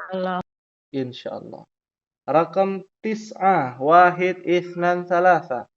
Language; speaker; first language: Arabic; non-native, fluent; Indonesian